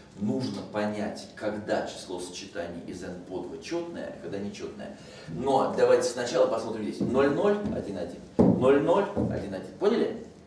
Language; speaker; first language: Russian; native; Russian